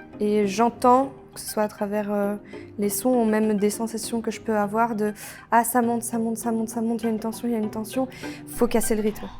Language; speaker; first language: French; early bilingual, other home language; Polish